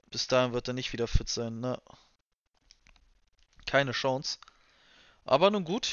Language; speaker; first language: German; native; German